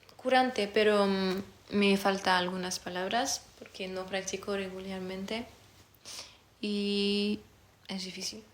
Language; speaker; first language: Spanish; non-native, learner; French